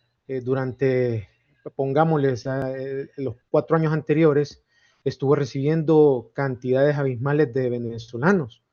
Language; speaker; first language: Spanish; native; Spanish